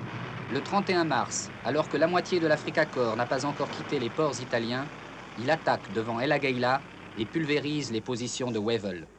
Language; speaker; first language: French; native; French